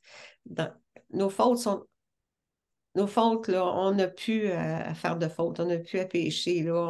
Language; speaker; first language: French; native; French